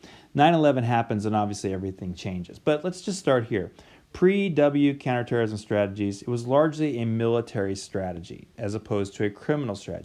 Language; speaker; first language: English; native; English